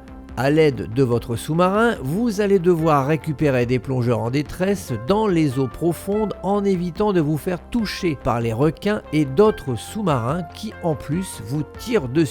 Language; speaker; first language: French; native; French